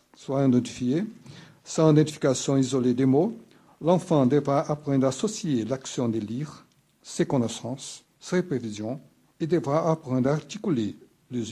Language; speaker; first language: French; non-native, fluent; Portuguese